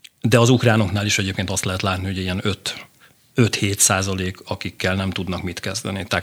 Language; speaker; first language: Hungarian; native; Hungarian